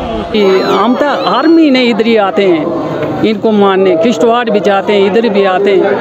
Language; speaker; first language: Hindi; non-native, local second language; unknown